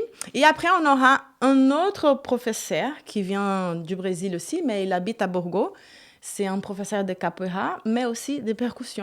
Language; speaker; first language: French; non-native, fluent; Portuguese